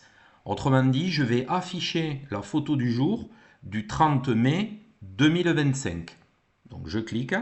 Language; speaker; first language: French; native; French